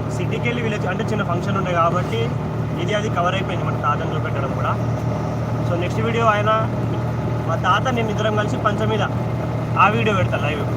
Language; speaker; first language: Telugu; non-native, local second language; Lambadi